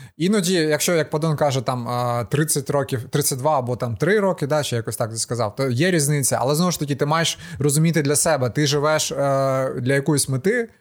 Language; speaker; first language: Ukrainian; non-native, local second language; Russian